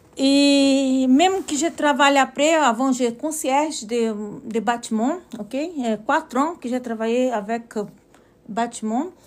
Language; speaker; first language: French; non-native, learner; Portuguese